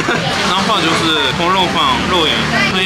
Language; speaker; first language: Chinese; non-native, fluent; Japanese